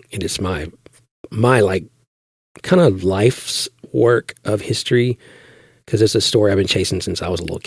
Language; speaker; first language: English; native; English